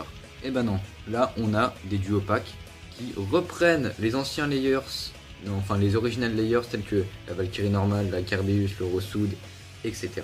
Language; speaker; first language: French; native; French